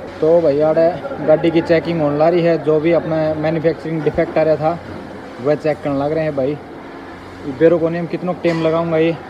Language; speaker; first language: Hindi; native; Hindi